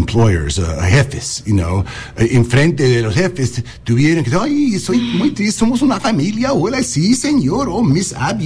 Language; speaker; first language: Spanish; early bilingual, heritage; English